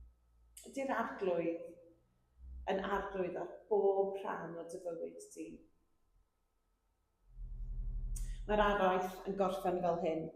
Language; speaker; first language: Welsh; native; Welsh